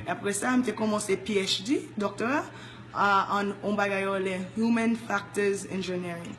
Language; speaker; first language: Haitian Creole; early bilingual, heritage; English